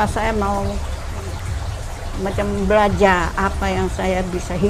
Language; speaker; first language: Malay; non-native, local second language; Min Nan Chinese